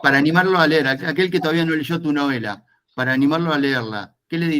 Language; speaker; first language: Spanish; native; Spanish